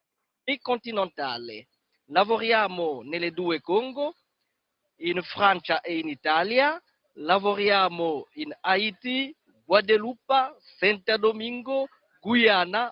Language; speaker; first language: Italian; non-native, fluent; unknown